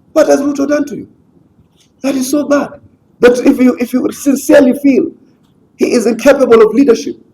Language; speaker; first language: English; non-native, local second language; Swahili